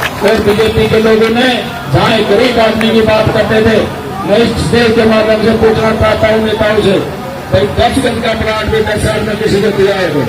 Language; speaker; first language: Hindi; native; Hindi